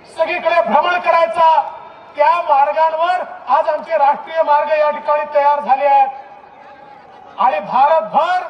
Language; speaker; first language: Marathi; non-native, local second language; Lambadi